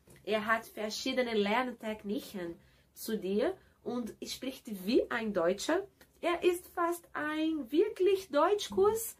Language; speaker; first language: German; non-native, learner; Portuguese